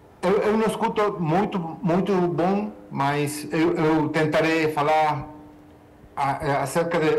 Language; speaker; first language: Portuguese; non-native, fluent; Spanish